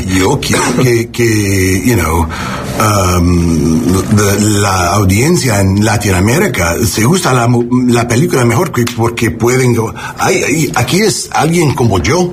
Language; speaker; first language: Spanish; non-native, learner; English